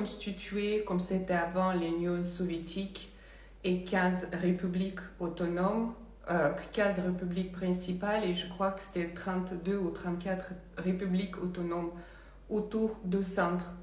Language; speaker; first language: French; non-native, fluent; Russian